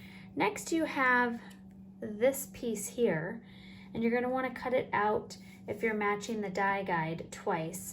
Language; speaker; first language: English; native; English